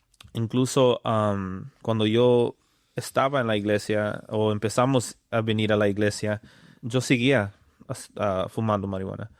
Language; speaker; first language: Spanish; early bilingual, other home language; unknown